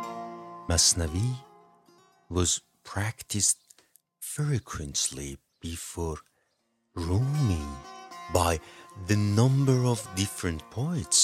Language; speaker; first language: English; non-native, fluent; Persian